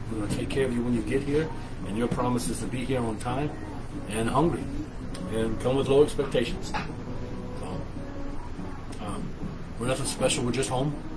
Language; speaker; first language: English; native; English